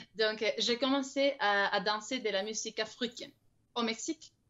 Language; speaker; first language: French; non-native, fluent; Spanish